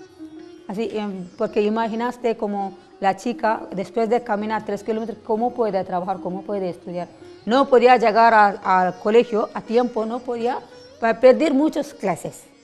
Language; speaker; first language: Spanish; non-native, learner; Telugu